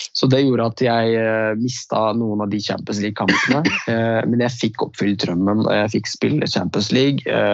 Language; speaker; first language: Norwegian; early bilingual, other home language; Riffian